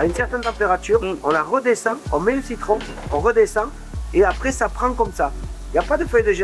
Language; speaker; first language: French; native; French